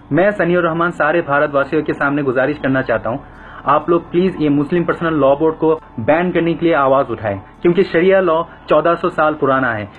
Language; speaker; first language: Hindi; non-native, fluent; Bangla